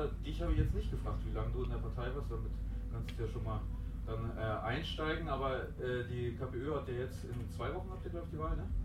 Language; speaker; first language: German; native; German